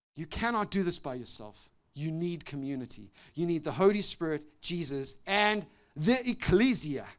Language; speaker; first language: English; native; English